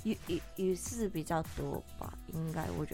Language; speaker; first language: Chinese; non-native, fluent; Japanese